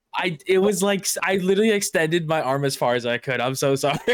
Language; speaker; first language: English; native; English